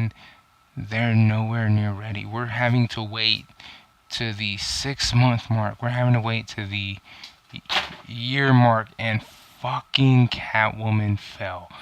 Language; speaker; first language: English; native; English